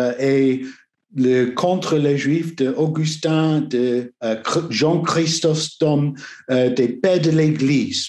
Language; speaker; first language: French; non-native, learner; English